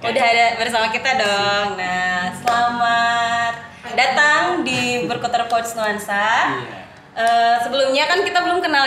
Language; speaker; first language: Indonesian; native; Indonesian